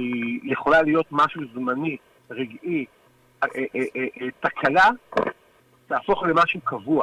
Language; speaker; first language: Hebrew; native; Hebrew